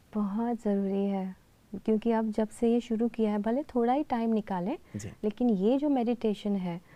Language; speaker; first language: Hindi; native; Hindi